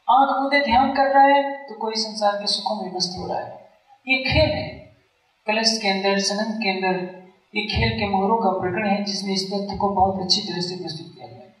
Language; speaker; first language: Hindi; native; Hindi